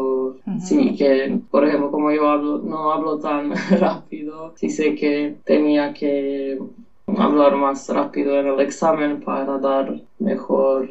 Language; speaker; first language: Spanish; non-native, fluent; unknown